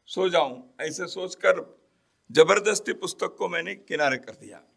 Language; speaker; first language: Hindi; non-native, local second language; Kannada